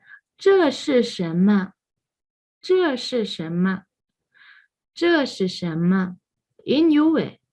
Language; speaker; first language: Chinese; non-native, fluent; Mongolian